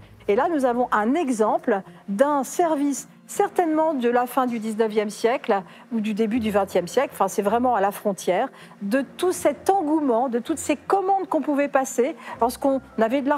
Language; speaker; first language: French; native; French